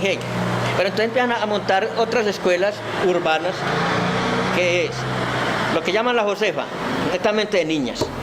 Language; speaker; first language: Spanish; native; Spanish